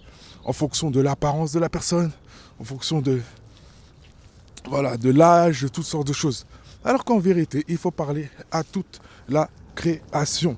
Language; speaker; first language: French; native; French